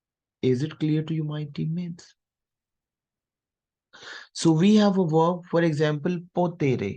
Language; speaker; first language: English; non-native, local second language; Hindi